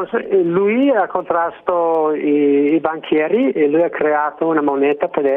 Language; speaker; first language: Italian; non-native, learner; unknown